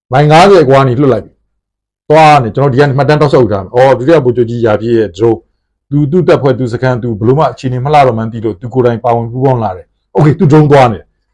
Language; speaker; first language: Burmese; native; Burmese